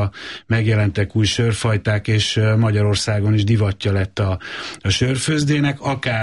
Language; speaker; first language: Hungarian; native; Hungarian